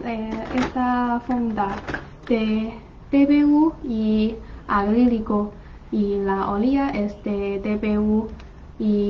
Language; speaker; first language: Spanish; non-native, learner; Chinese